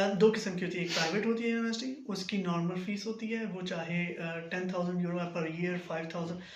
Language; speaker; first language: Urdu; native; Urdu